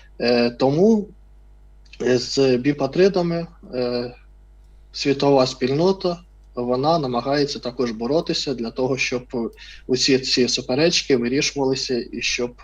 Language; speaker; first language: Ukrainian; non-native, fluent; Russian